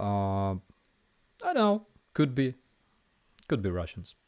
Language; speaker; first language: English; non-native, fluent; Ukrainian